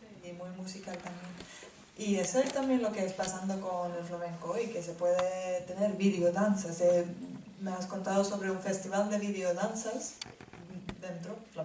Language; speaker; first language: Spanish; non-native, fluent; Finnish